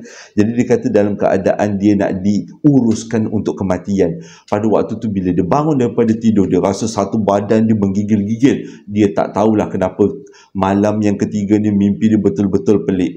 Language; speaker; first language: Malay; native; Malay